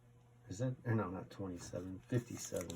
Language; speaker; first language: English; native; English